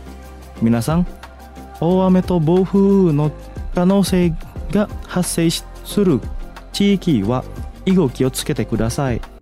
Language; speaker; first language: Japanese; non-native, fluent; Indonesian